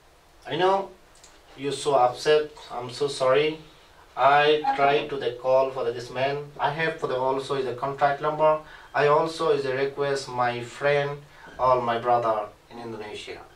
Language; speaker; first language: English; non-native, learner; Rohingya